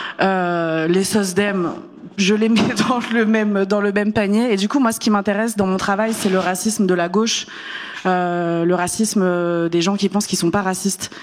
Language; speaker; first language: French; early bilingual, other home language; Kabyle